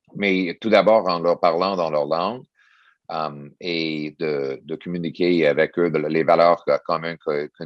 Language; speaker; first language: French; early bilingual, other home language; English